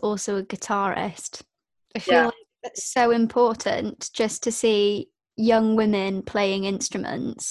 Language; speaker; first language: English; native; English